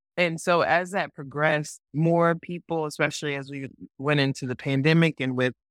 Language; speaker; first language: English; native; English